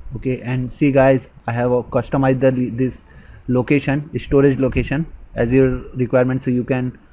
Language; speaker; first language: English; non-native, local second language; Hindi